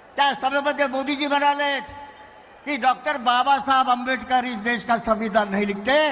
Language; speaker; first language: Hindi; non-native, local second language; Marathi